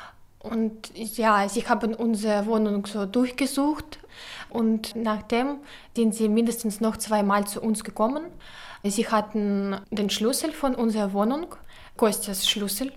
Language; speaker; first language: German; non-native, learner; Ukrainian